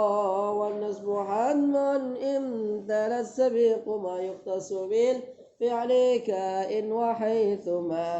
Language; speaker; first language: Arabic; non-native, fluent; Indonesian